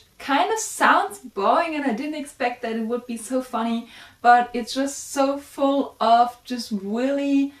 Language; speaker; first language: English; non-native, fluent; German